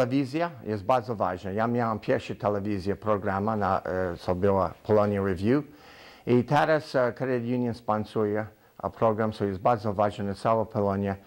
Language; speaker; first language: Polish; early bilingual, heritage; Polish